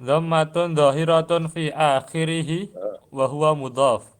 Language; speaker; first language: Arabic; non-native, learner; Indonesian